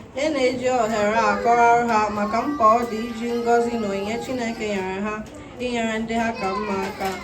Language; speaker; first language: Igbo; early bilingual, heritage; Igbo